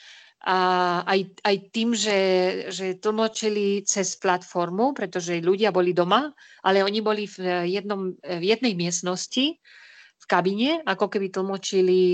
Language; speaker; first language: Slovak; non-native, fluent; Spanish